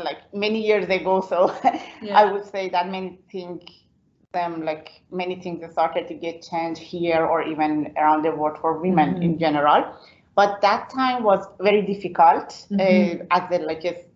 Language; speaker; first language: English; non-native, fluent; Persian